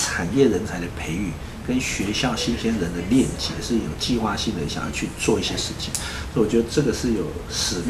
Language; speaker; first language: Chinese; native; Chinese